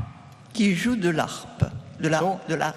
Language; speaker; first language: French; native; French